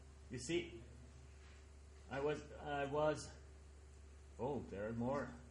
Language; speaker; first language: English; non-native, fluent; Persian